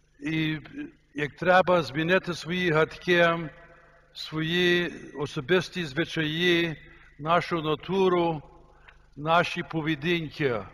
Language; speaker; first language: Ukrainian; early bilingual, heritage; Ukrainian